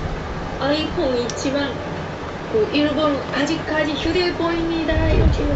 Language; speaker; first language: Korean; non-native, fluent; Japanese